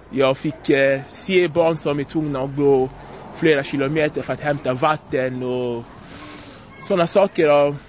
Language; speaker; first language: Swedish; non-native, fluent; French